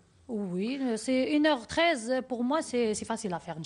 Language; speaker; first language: French; non-native, learner; Arabic